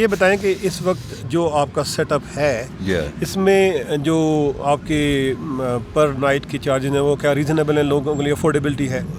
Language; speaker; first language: Urdu; native; Urdu